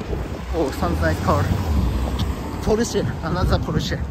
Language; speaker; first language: English; non-native, learner; Japanese